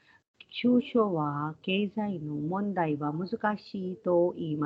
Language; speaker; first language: Japanese; non-native, fluent; Hindi